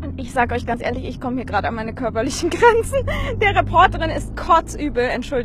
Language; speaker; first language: German; native; German